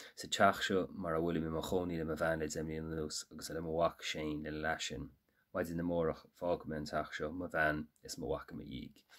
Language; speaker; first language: Irish; native; Irish